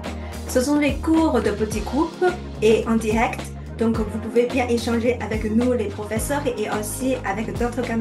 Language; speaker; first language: French; non-native, fluent; Chinese